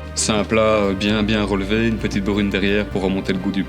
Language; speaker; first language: French; native; French